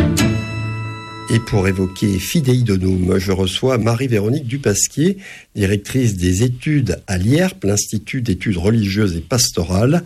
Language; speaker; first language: French; native; French